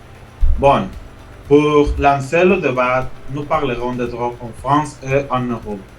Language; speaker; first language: French; non-native, fluent; Spanish